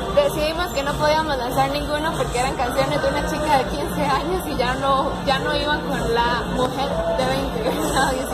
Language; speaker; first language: Spanish; native; Spanish